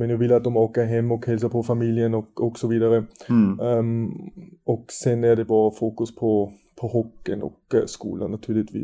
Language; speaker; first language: Swedish; non-native, fluent; German